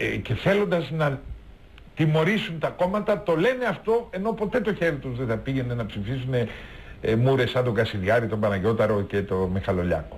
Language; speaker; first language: Greek; native; Greek